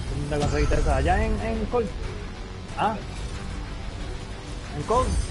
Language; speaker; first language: Spanish; native; Spanish